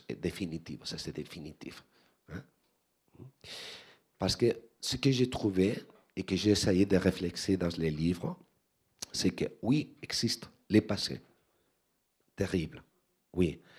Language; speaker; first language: French; non-native, learner; Spanish